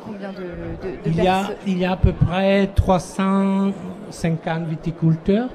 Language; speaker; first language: French; non-native, fluent; Italian